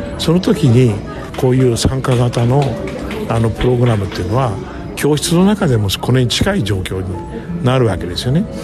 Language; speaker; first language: Japanese; native; Japanese